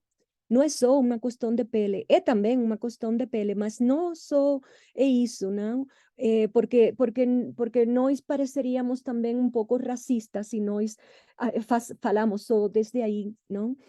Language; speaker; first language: Portuguese; non-native, fluent; Spanish